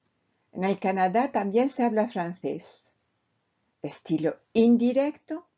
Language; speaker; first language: Spanish; non-native, fluent; French